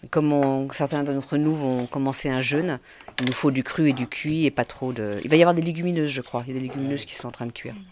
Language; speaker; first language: French; native; French